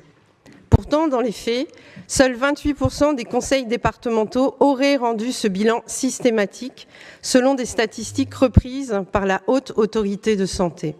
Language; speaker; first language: French; native; French